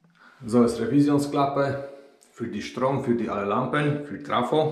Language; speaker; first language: German; non-native, learner; Polish